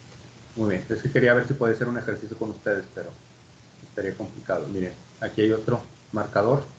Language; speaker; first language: Spanish; native; Spanish